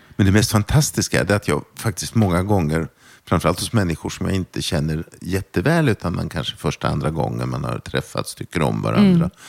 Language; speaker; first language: Swedish; non-native, local second language; German